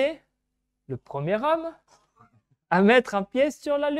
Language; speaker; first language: French; native; French